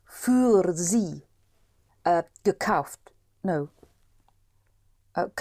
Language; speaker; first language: German; non-native, learner; English